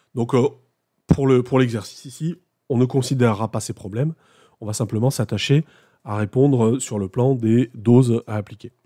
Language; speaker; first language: French; native; French